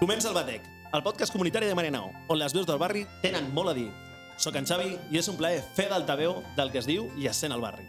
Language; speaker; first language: Catalan; native; Catalan